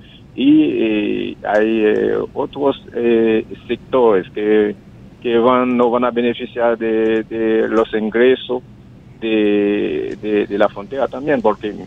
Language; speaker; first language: Spanish; non-native, fluent; Haitian Creole